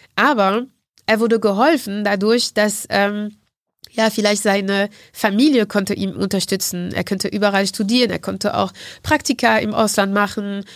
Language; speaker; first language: German; non-native, fluent; French